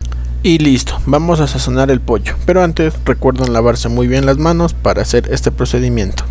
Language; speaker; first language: Spanish; native; Spanish